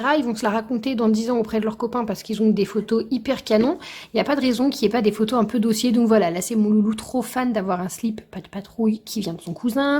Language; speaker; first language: French; native; French